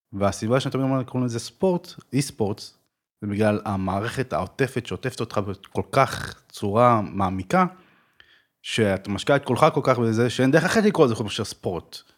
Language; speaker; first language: Hebrew; native; Hebrew